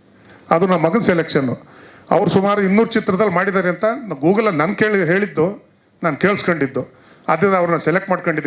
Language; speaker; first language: Kannada; native; Kannada